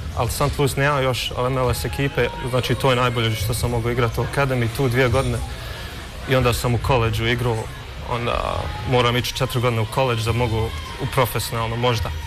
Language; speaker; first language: Bosnian; early bilingual, heritage; Bosnian